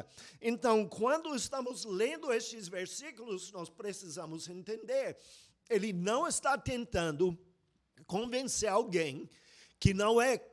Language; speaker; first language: Portuguese; non-native, fluent; English